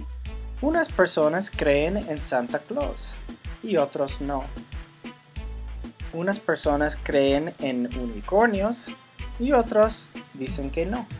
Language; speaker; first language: Spanish; non-native, fluent; English